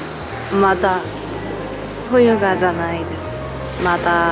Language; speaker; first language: Japanese; non-native, learner; Korean